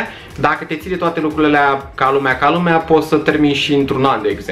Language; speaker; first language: Romanian; native; Romanian